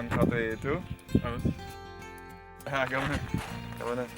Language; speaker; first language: Vietnamese; non-native, learner; English